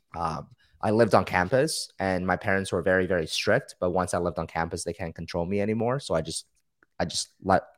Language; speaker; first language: English; early bilingual, other home language; Chinese